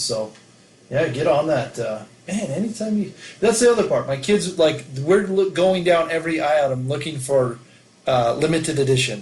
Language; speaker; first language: English; native; English